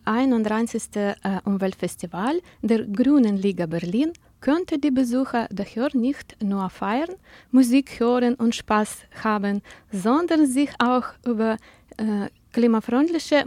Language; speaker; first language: German; non-native, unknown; Ukrainian